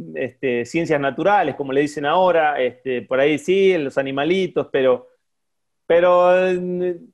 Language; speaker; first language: Spanish; native; Spanish